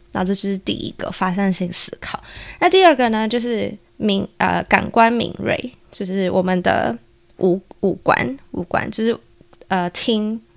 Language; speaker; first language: Chinese; native; Chinese